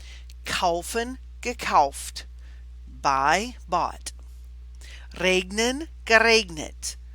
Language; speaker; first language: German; non-native, fluent; English